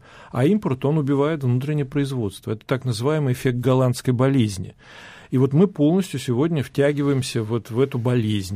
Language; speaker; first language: Russian; native; Russian